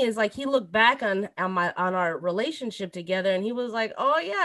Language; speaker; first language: English; native; English